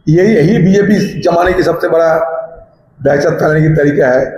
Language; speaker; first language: Hindi; non-native, local second language; Bangla